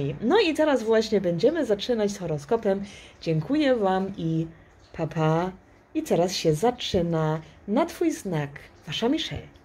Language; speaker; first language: Polish; early bilingual, heritage; Polish